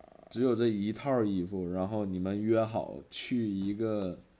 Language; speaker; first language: Chinese; native; Chinese